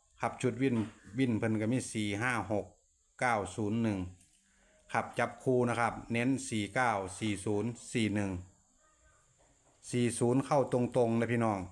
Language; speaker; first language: Thai; non-native, local second language; Northeastern Thai